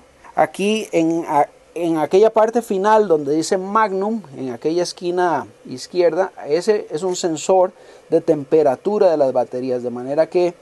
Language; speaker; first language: Spanish; native; Spanish